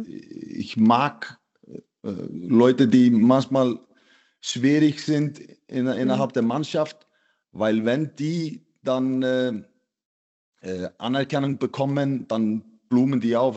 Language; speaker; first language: German; non-native, fluent; Icelandic